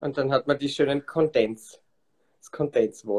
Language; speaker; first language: German; native; German